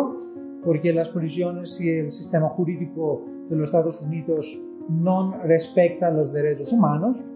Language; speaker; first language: Spanish; non-native, fluent; Greek